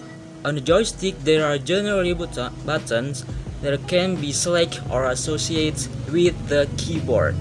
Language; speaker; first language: English; non-native, learner; Indonesian